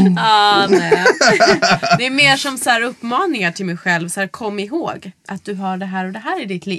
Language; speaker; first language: Swedish; native; Swedish